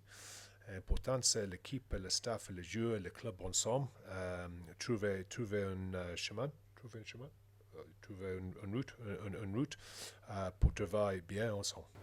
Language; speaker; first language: French; non-native, learner; English